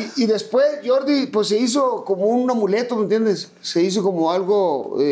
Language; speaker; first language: Spanish; native; Spanish